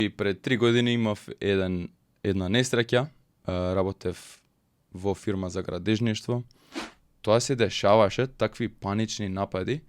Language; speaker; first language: Macedonian; early bilingual, heritage; Macedonian